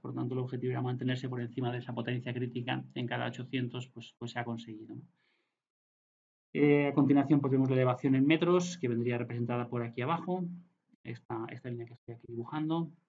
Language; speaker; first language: Spanish; native; Spanish